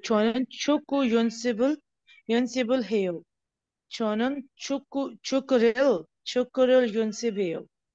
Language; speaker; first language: Korean; non-native, learner; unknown